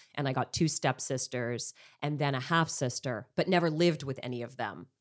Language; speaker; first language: English; native; English